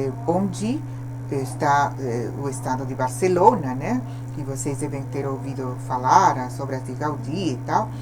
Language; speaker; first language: Portuguese; non-native, fluent; Spanish